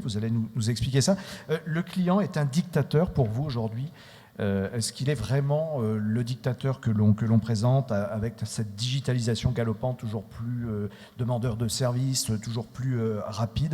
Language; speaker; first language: French; native; French